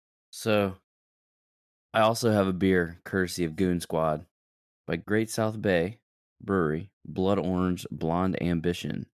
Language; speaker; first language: English; native; English